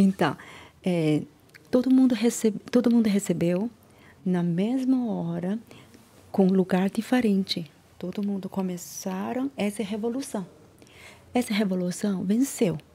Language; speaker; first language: Portuguese; non-native, learner; Chinese